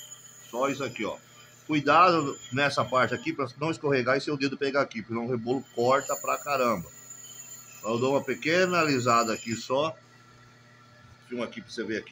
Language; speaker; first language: Portuguese; native; Portuguese